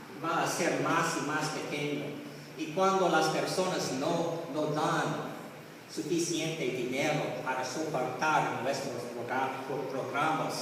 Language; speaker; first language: Spanish; non-native, learner; English